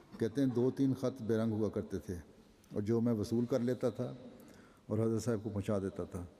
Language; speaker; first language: Urdu; native; Urdu